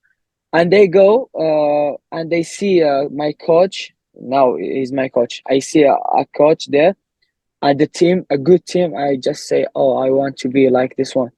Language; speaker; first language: English; non-native, learner; Arabic